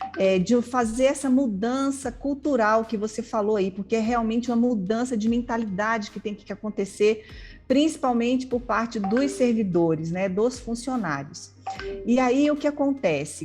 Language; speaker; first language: Portuguese; native; Portuguese